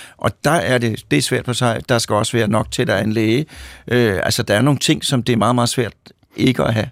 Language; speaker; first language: Danish; native; Danish